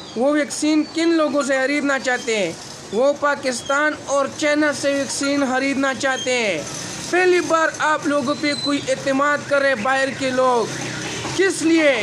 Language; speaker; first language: Urdu; non-native, local second language; Pashto